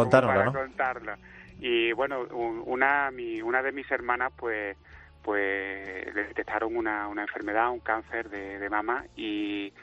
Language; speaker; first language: Spanish; native; Spanish